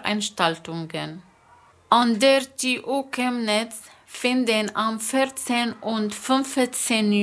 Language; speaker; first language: German; non-native, fluent; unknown